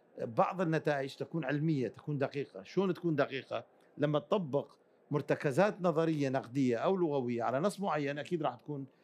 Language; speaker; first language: Arabic; early bilingual, other home language; Kurdish